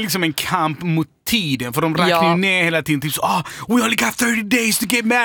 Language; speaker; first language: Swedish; native; Swedish